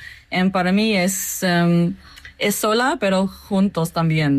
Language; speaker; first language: Spanish; non-native, learner; English